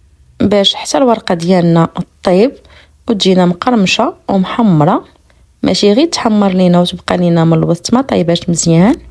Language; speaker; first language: Arabic; native; Arabic